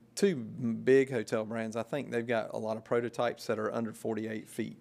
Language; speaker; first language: English; native; English